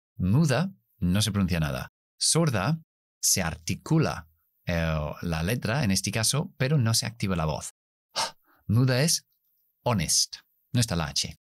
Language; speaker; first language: Spanish; non-native, fluent; English